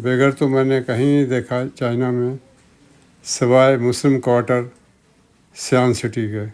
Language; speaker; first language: Urdu; native; Urdu